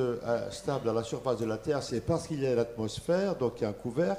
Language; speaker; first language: French; native; French